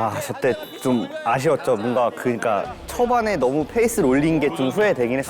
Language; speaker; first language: Korean; native; Korean